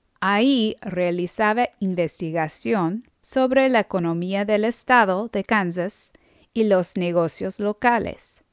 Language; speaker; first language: Spanish; non-native, fluent; English